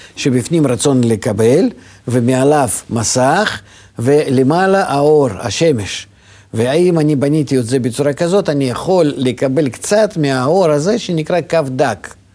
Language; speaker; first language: Hebrew; non-native, fluent; Russian